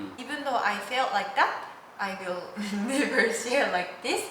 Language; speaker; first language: English; non-native, learner; Japanese